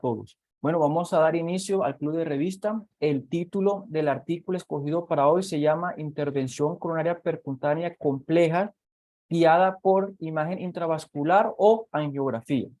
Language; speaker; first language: Spanish; native; Spanish